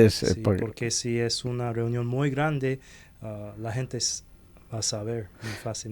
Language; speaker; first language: Spanish; non-native, fluent; Chinese